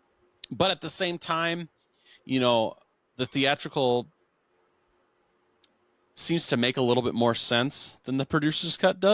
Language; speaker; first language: English; native; English